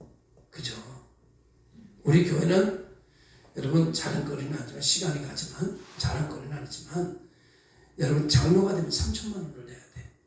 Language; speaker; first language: Korean; native; Korean